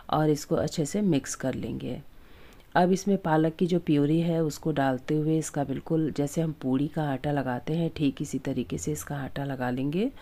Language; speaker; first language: Hindi; native; Hindi